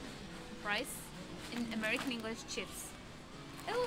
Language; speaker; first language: English; non-native, learner; Uzbek